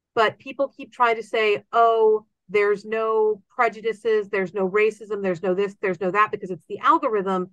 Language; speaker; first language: English; native; English